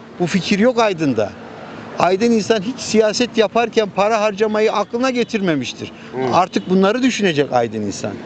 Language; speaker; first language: Turkish; native; Turkish